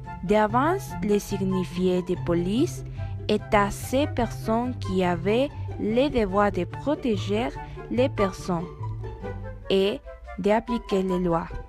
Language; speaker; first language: French; non-native, learner; Spanish